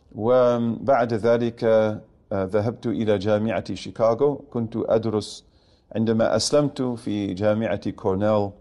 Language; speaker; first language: Arabic; non-native, fluent; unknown